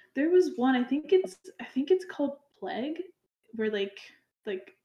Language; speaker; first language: English; native; English